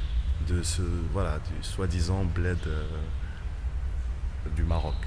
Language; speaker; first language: French; non-native, local second language; Arabic